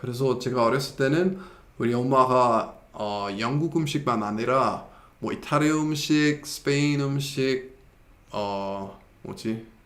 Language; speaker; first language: Korean; non-native, fluent; English